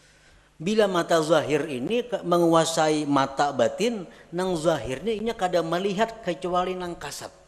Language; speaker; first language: Indonesian; non-native, local second language; Banjar